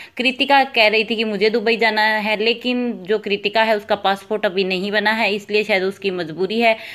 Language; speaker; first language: Hindi; native; Hindi